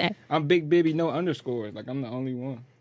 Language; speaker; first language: English; native; English